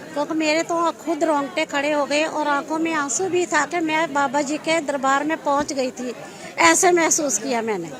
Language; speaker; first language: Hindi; non-native, local second language; Punjabi